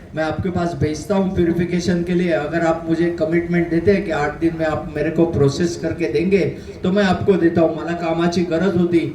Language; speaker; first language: Hindi; non-native, local second language; Marathi